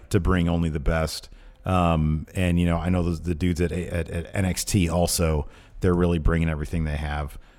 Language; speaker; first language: English; native; English